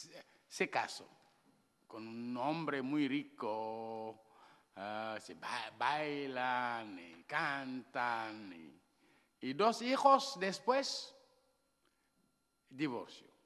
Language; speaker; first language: Spanish; non-native, learner; Wolof